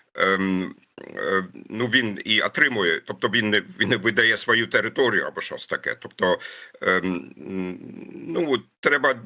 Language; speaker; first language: Ukrainian; non-native, fluent; German